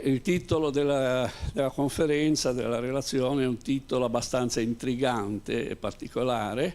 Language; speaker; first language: Italian; native; Italian